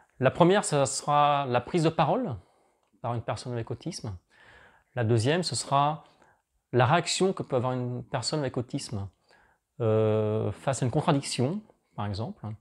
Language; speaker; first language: French; native; French